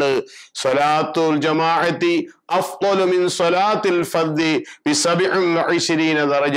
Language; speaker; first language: Malayalam; native; Malayalam